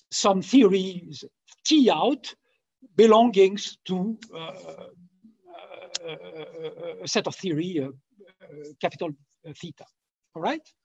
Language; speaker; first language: English; non-native, fluent; French